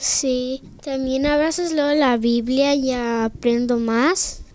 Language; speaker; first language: Spanish; early bilingual, heritage; Spanish